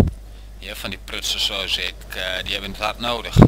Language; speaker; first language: Dutch; native; Dutch